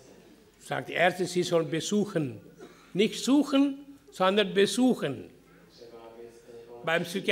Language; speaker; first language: German; non-native, fluent; Hindi